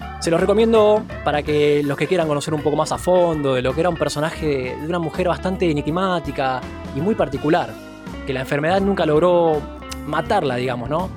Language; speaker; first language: Spanish; native; Spanish